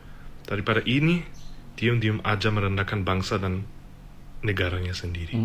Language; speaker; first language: Indonesian; non-native, fluent; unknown